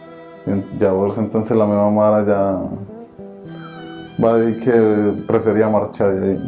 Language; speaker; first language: Catalan; early bilingual, other home language; Spanish